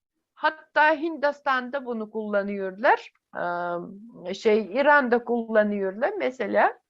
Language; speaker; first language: Turkish; non-native, fluent; Yakut